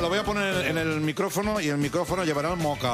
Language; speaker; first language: Spanish; native; Spanish